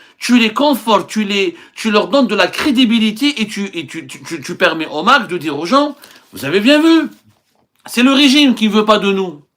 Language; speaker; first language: French; non-native, local second language; Arabic